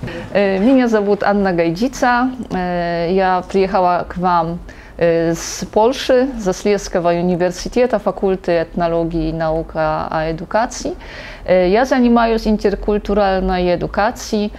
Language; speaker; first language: Russian; non-native, learner; Polish